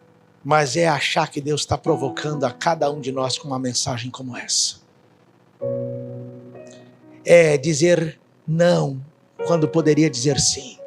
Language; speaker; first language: Portuguese; native; Portuguese